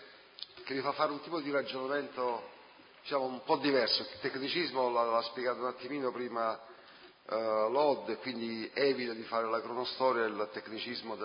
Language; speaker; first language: Italian; native; Italian